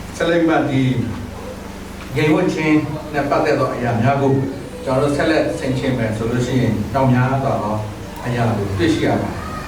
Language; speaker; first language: Burmese; non-native, local second language; S'gaw Karen